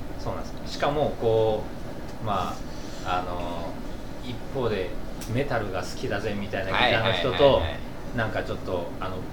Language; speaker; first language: Japanese; native; Japanese